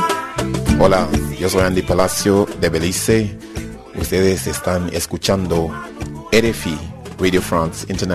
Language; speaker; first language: Spanish; non-native, fluent; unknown